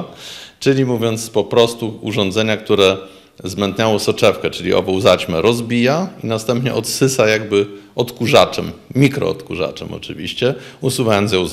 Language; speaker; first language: Polish; native; Polish